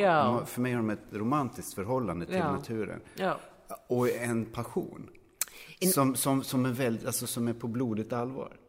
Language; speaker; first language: Swedish; native; Swedish